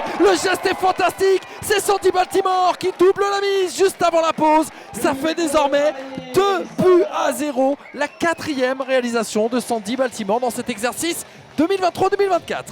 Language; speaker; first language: French; native; French